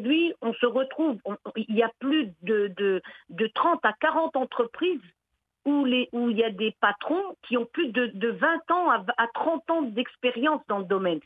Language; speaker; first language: French; early bilingual, other home language; Arabic